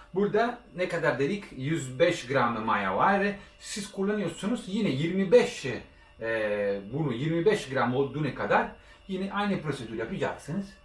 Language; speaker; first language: Turkish; non-native, learner; Italian